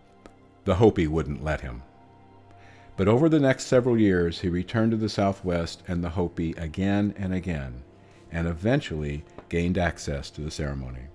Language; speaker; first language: English; native; English